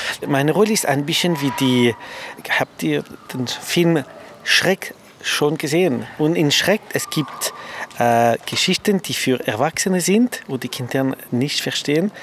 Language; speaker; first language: German; non-native, fluent; French